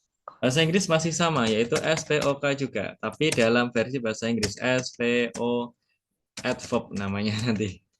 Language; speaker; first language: Indonesian; native; Indonesian